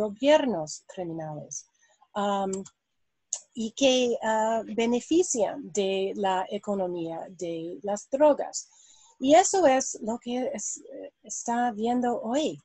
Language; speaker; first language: Spanish; non-native, learner; English